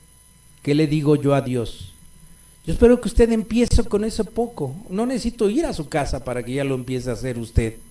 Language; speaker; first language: Spanish; native; Spanish